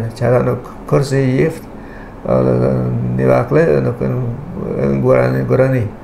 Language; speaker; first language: German; non-native, local second language; Low German